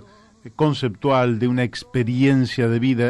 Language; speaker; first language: Spanish; native; Spanish